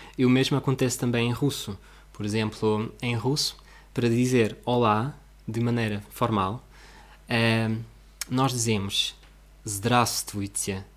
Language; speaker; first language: Portuguese; non-native, fluent; Russian